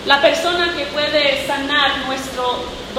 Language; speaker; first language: Spanish; non-native, learner; English